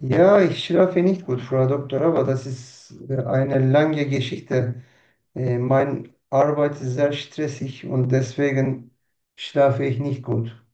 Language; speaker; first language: German; non-native, learner; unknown